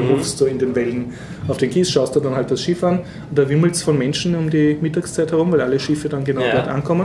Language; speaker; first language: German; native; German